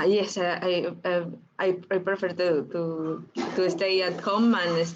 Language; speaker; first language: English; non-native, learner; Spanish